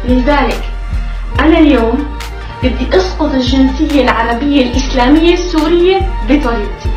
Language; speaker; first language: Arabic; non-native, local second language; Kurdish